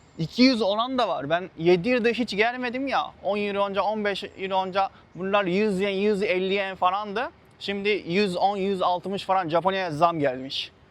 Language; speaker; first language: Turkish; non-native, fluent; Japanese